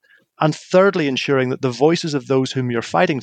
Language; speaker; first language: English; native; English